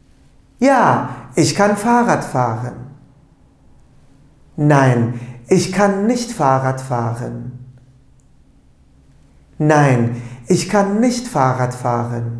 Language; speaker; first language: German; non-native, fluent; Turkish